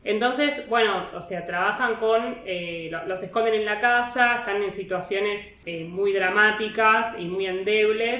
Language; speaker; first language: Spanish; native; Spanish